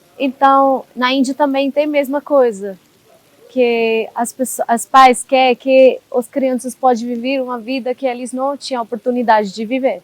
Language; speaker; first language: Portuguese; non-native, learner; Hindi